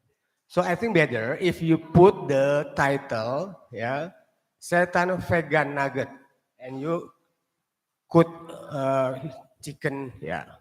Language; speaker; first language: English; non-native, learner; Indonesian